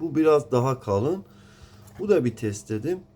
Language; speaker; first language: Turkish; non-native, learner; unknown